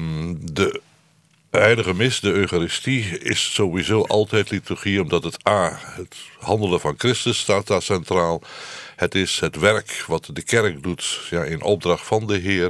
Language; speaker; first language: Dutch; native; Dutch